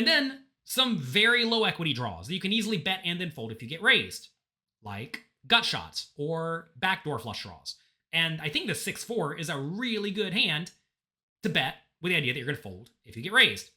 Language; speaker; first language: English; native; English